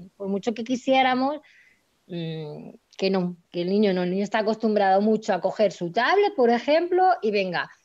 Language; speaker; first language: Spanish; native; Spanish